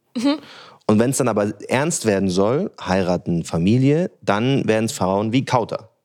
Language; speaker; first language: German; early bilingual, other home language; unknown